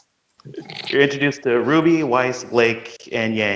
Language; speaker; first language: English; native; English